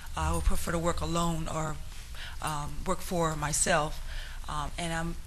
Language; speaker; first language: English; native; English